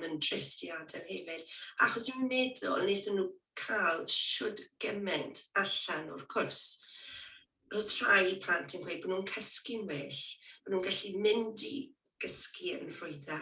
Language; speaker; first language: Welsh; native; Welsh